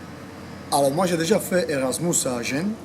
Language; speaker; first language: French; non-native, fluent; Croatian